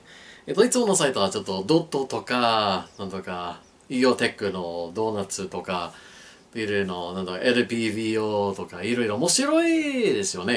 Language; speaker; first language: Japanese; non-native, learner; English